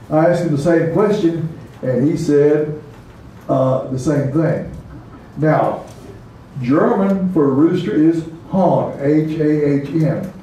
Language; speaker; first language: English; native; English